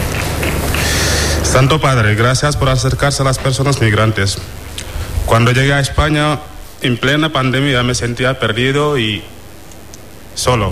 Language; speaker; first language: Spanish; non-native, fluent; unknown